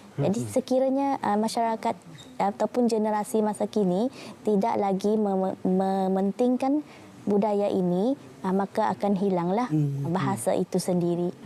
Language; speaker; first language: Malay; non-native, local second language; Iban